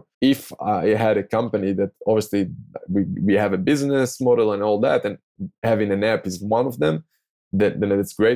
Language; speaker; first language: English; non-native, fluent; Hebrew